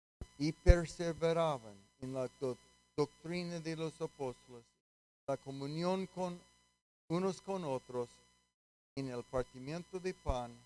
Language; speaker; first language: Spanish; non-native, fluent; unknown